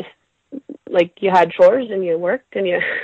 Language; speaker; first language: English; native; English